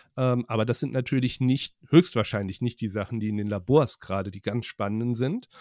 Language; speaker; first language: German; native; German